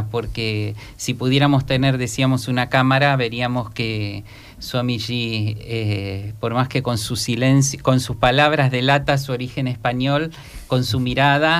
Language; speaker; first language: Spanish; native; Spanish